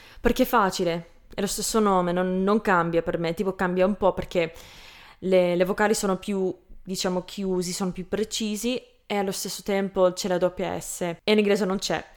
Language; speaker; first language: Italian; non-native, fluent; English